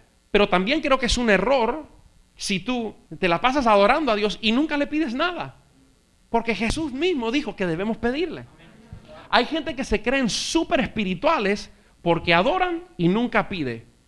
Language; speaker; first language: Spanish; native; Spanish